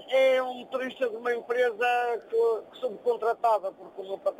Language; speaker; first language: Portuguese; native; Portuguese